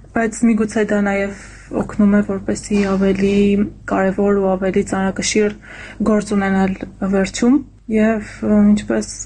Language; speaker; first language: Armenian; native; Armenian